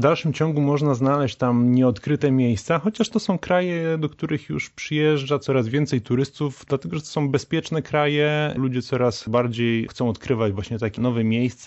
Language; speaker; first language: Polish; native; Polish